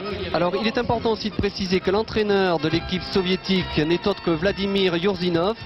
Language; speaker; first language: French; native; French